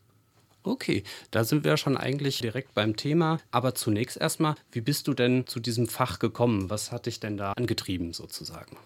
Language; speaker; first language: German; native; German